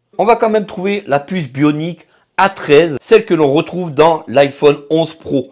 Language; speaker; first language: French; native; French